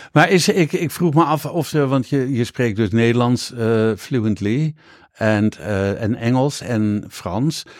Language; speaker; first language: Dutch; native; Dutch